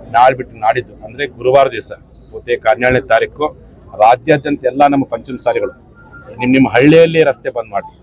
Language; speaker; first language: Kannada; native; Kannada